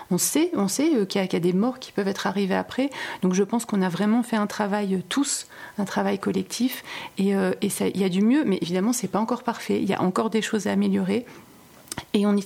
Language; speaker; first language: French; native; French